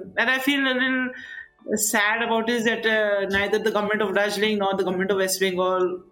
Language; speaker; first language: English; non-native, local second language; Nepali